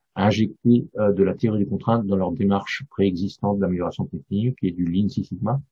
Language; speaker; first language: French; non-native, fluent; English